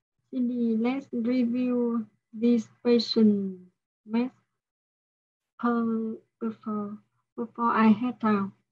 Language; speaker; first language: English; non-native, learner; Vietnamese